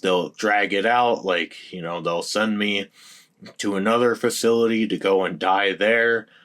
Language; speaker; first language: English; native; English